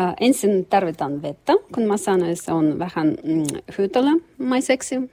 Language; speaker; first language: Finnish; non-native, learner; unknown